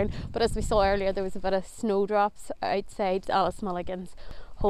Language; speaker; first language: English; native; English